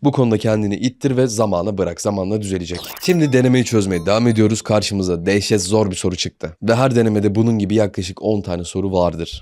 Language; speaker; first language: Turkish; native; Turkish